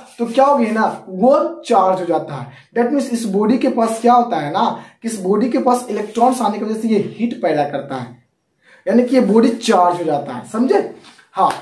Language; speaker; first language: Hindi; native; Hindi